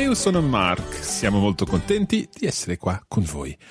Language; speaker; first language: Italian; non-native, fluent; English